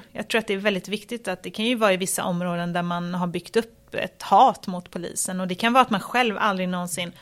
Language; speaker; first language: Swedish; native; Swedish